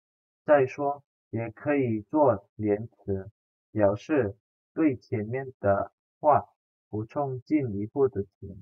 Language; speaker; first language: Chinese; non-native, fluent; Indonesian